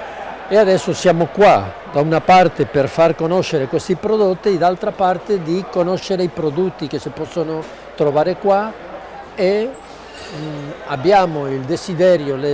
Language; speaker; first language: Italian; non-native, learner; Spanish